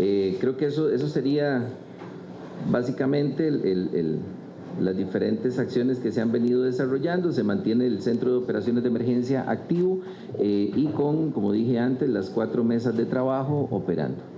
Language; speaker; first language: Spanish; native; Spanish